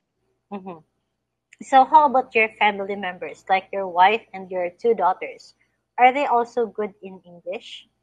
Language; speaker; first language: English; non-native, fluent; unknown